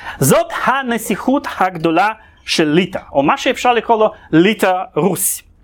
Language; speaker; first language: Hebrew; non-native, fluent; Russian